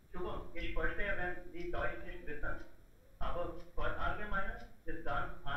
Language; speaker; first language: German; non-native, learner; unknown